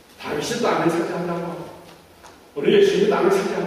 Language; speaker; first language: Korean; native; Korean